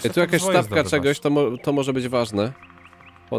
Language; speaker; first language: Polish; native; Polish